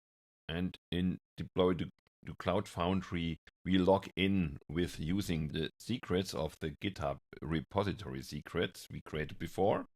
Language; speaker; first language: English; non-native, fluent; German